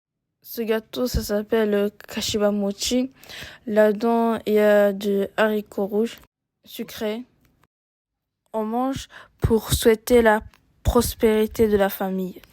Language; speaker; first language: French; non-native, learner; Japanese